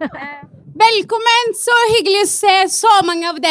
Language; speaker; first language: Norwegian; non-native, fluent; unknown